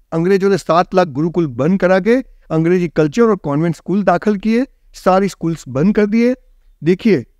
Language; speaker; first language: Hindi; non-native, local second language; Gujarati